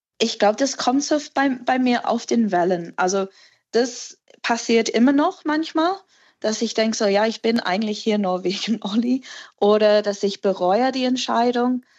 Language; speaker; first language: German; non-native, fluent; English